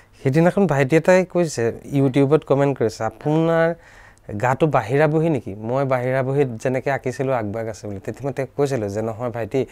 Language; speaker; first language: Assamese; native; Assamese